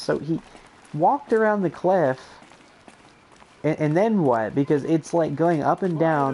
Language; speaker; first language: English; native; English